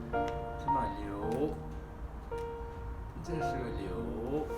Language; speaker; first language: Chinese; non-native, fluent; Kazakh